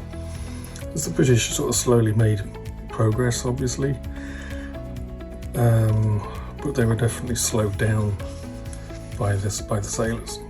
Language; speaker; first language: English; native; English